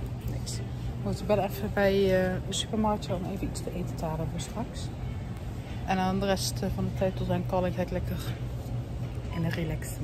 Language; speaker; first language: Dutch; native; Dutch